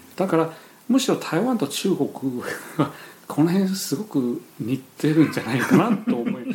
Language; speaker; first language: Japanese; non-native, fluent; Chinese